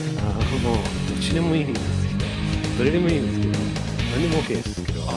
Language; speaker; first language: Japanese; non-native, fluent; English